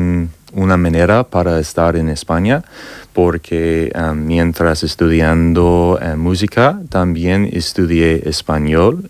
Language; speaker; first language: Spanish; non-native, learner; English